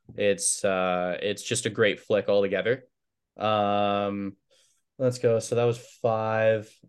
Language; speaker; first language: English; native; English